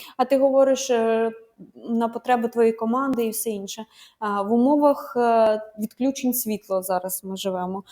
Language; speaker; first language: Ukrainian; native; Ukrainian